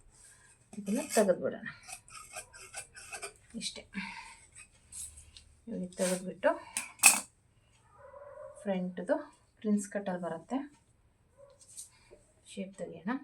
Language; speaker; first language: Kannada; native; Kannada